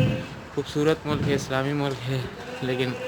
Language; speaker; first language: Urdu; native; Urdu